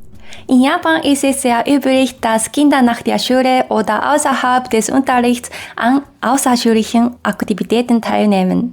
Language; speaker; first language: German; non-native, fluent; Japanese